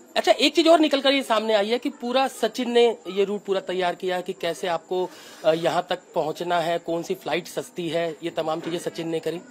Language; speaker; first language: Hindi; native; Hindi